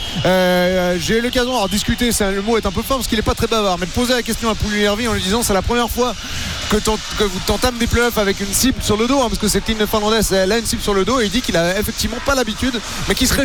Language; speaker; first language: French; native; French